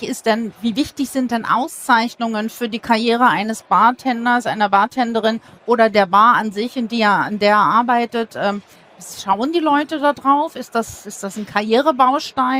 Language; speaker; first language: German; native; German